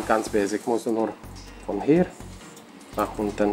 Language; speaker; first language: German; non-native, learner; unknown